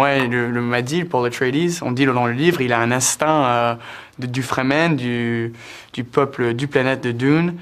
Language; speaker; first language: French; early bilingual, heritage; French